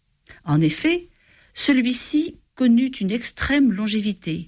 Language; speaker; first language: French; native; French